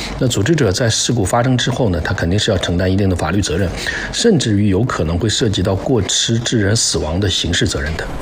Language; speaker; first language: Chinese; native; Chinese